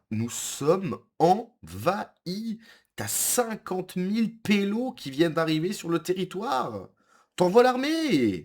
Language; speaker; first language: French; native; French